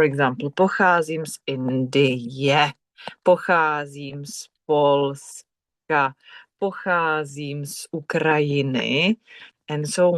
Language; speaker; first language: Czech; non-native, fluent; English